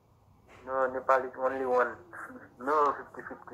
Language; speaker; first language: English; non-native, learner; Nepali